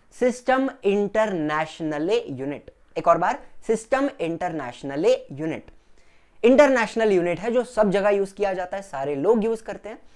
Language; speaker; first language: Hindi; non-native, local second language; Gujarati